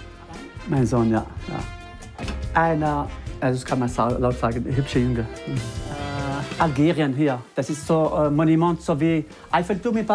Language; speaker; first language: German; non-native, learner; Arabic